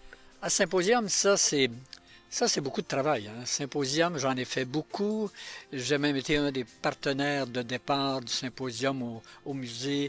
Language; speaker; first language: French; native; French